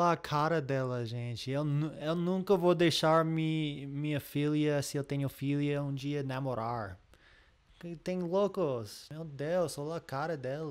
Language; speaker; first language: Portuguese; non-native, fluent; English